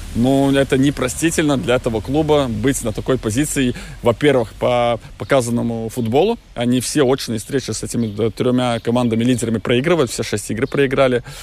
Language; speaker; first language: Russian; non-native, local second language; Latvian